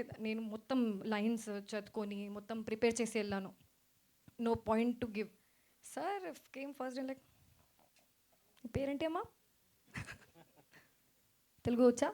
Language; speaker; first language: Telugu; non-native, local second language; Hindi